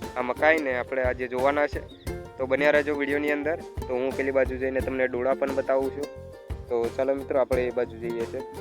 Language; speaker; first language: Gujarati; non-native, local second language; Rathawi